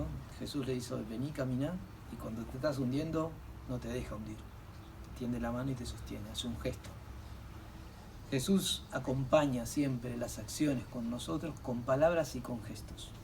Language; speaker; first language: Spanish; native; Spanish